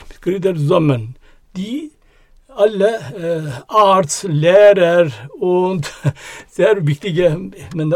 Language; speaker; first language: German; non-native, learner; Turkish